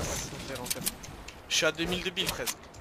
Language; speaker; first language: French; native; French